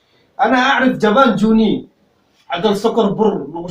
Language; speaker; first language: Arabic; non-native, learner; Somali